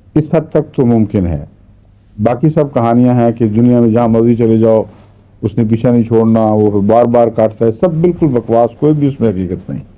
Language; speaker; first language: Urdu; native; Urdu